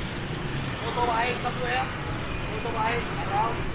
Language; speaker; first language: English; non-native, learner; Vietnamese